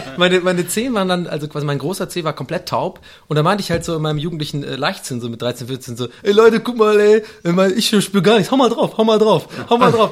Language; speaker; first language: German; native; German